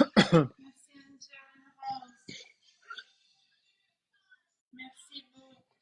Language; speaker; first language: French; native; French